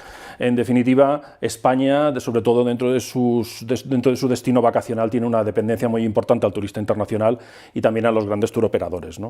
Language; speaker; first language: Spanish; native; Spanish